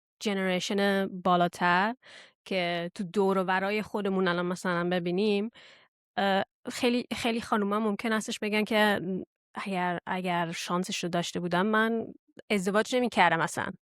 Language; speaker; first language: Persian; early bilingual, heritage; Persian